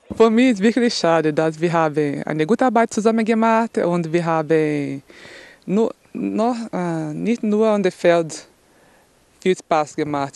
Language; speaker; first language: German; non-native, learner; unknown